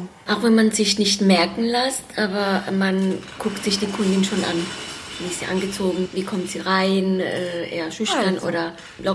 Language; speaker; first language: German; early bilingual, other home language; Italian